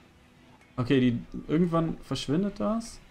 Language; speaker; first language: German; native; German